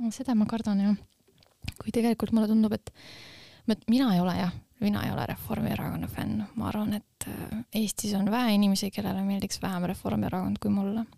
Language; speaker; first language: Estonian; non-native, local second language; Russian